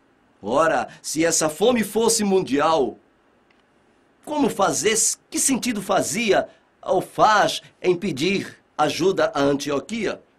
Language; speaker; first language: Portuguese; native; Portuguese